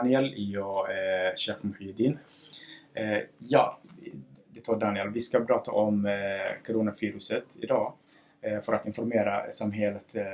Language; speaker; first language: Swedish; non-native, fluent; Somali